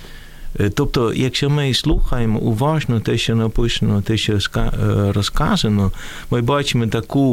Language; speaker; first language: Ukrainian; non-native, fluent; Dutch